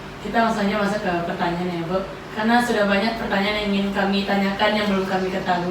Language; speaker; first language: Indonesian; non-native, local second language; Minangkabau